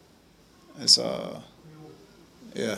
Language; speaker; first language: Danish; non-native, fluent; Arabic